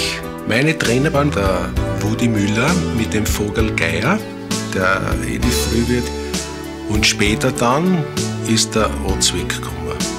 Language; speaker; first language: German; native; German